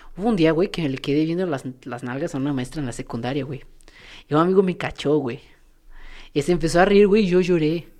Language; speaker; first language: Spanish; native; Spanish